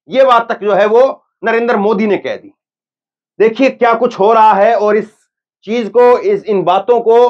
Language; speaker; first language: Hindi; native; Hindi